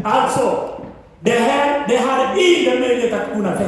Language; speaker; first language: Swedish; non-native, fluent; Lingala